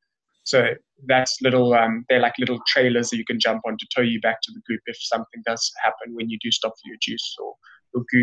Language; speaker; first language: English; native; English